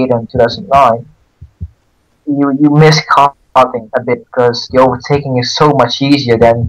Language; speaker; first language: English; non-native, fluent; Dutch